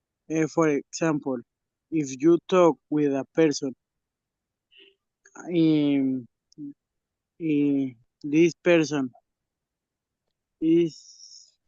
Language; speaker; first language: English; non-native, learner; Spanish